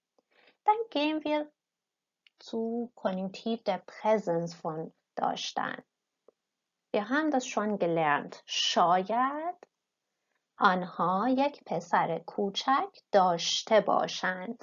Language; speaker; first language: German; non-native, fluent; Persian